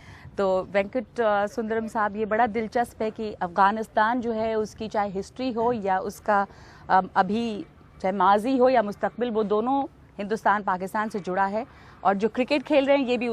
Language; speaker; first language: Hindi; native; Hindi